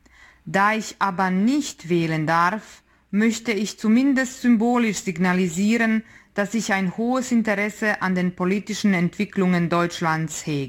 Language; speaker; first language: German; non-native, fluent; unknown